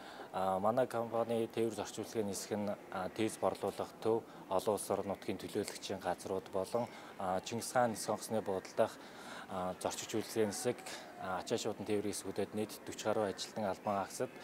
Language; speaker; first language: Mongolian; native; Mongolian